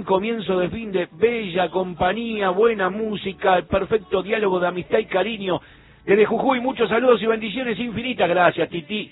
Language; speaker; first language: Spanish; native; Spanish